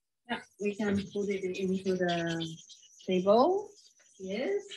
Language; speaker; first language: English; non-native, fluent; Chinese